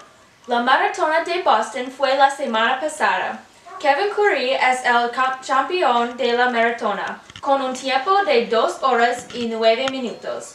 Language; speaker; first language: Spanish; non-native, learner; English